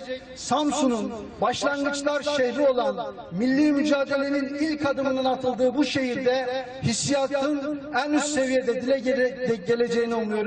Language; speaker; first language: Turkish; native; Turkish